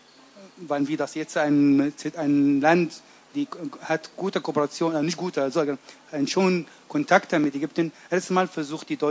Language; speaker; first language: German; non-native, learner; Arabic